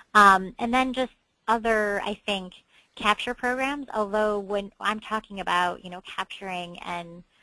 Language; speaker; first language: English; native; English